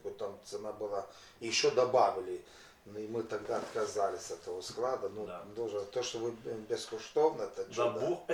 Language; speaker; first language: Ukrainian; non-native, local second language; Russian